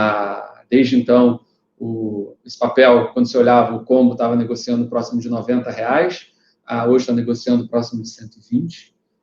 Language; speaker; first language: Portuguese; native; Portuguese